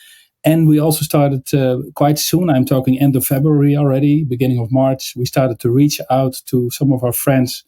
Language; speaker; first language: English; non-native, fluent; Dutch